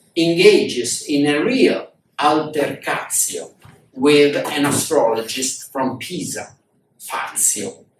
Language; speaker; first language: English; non-native, fluent; Italian